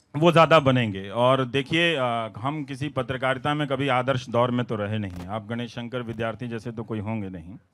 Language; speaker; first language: Hindi; non-native, local second language; Bhojpuri